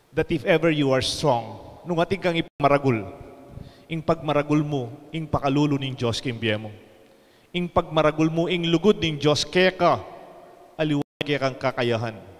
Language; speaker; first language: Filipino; non-native, local second language; Pampanga